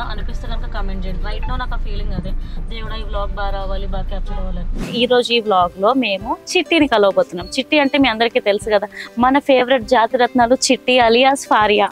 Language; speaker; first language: Telugu; native; Telugu